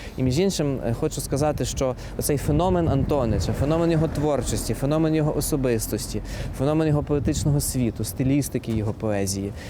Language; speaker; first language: Ukrainian; native; Ukrainian